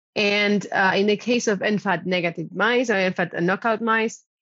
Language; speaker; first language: English; non-native, fluent; Spanish